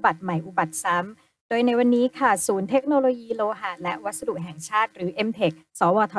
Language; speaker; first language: Thai; native; Thai